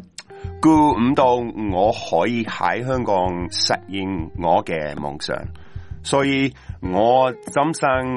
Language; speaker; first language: Cantonese; non-native, learner; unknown